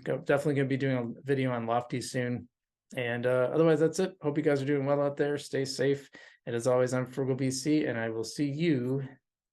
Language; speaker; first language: English; native; English